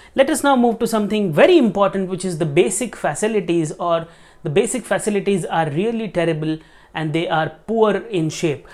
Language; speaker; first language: English; non-native, local second language; Marathi